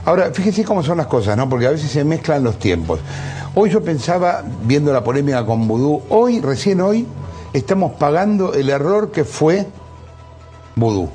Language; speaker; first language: Spanish; native; Spanish